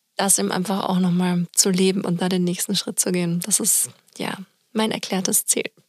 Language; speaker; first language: German; native; German